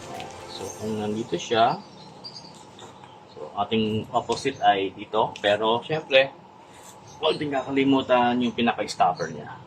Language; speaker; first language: Filipino; native; Filipino